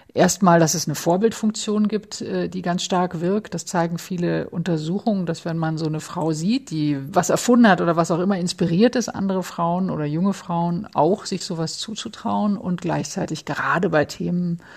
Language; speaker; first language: German; native; German